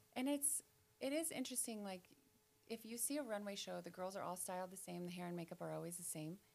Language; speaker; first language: English; native; English